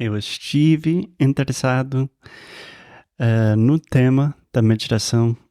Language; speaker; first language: Portuguese; non-native, fluent; English